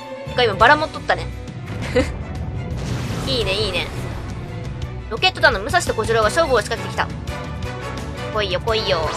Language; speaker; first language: Japanese; native; Japanese